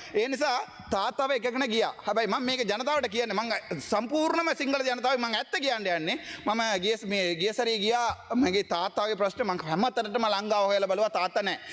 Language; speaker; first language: Sinhala; non-native, local second language; Tamil